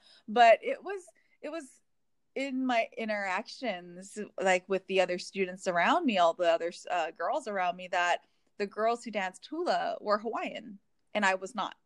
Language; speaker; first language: English; native; English